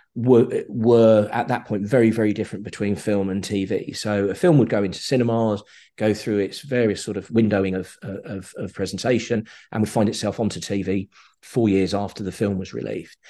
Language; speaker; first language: English; native; English